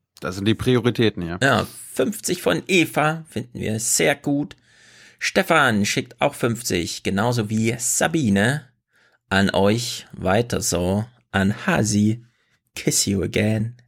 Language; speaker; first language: German; native; German